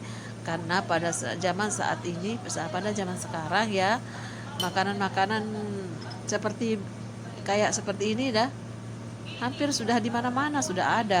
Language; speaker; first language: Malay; non-native, local second language; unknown